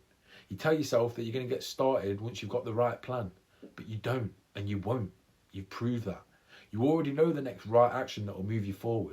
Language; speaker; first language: English; native; English